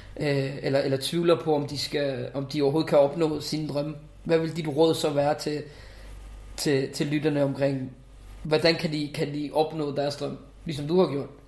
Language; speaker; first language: Danish; native; Danish